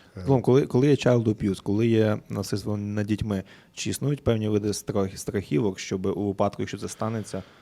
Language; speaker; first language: Ukrainian; native; Ukrainian